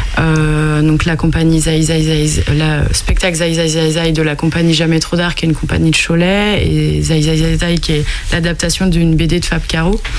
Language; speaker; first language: French; native; French